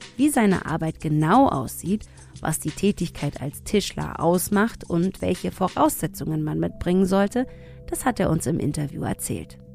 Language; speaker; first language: German; early bilingual, other home language; Tigrinya